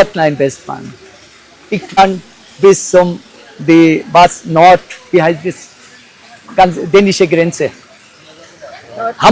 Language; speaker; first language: German; non-native, learner; Bangla